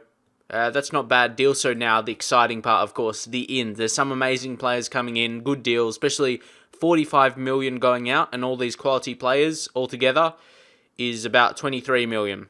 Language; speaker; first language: English; native; English